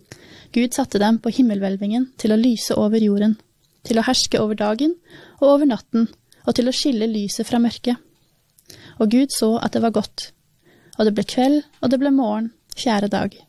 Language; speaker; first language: Norwegian; native; Norwegian